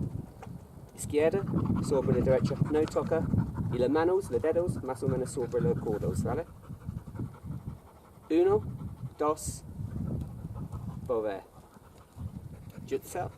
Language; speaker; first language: Spanish; non-native, learner; English